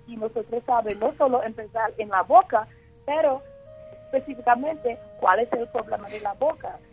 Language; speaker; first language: Spanish; non-native, learner; English